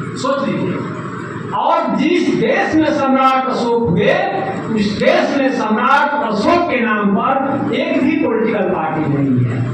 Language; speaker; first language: Hindi; native; Hindi